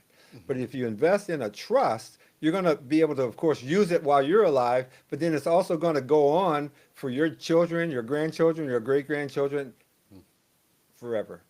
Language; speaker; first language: English; native; English